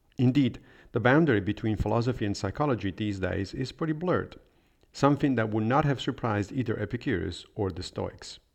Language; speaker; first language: English; non-native, fluent; Italian